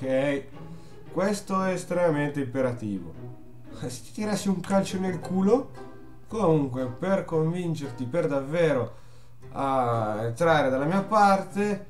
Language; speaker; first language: Italian; native; Italian